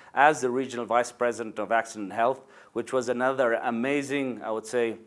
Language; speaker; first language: English; non-native, fluent; Spanish